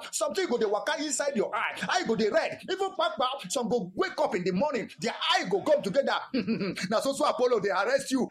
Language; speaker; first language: Nigerian Pidgin; non-native, local second language; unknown